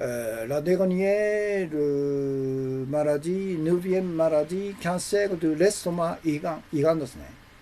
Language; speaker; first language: French; non-native, learner; Japanese